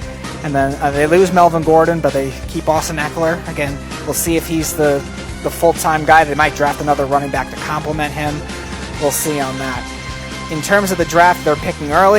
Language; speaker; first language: English; native; English